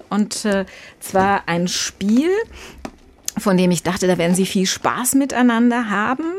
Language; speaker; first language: German; native; German